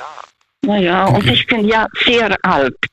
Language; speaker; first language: German; non-native, fluent; Russian